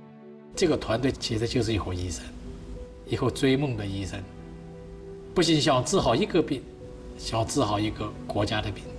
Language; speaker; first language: Chinese; native; Chinese